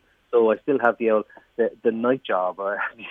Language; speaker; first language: English; native; English